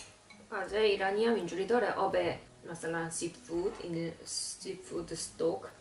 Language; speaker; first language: Persian; non-native, learner; Korean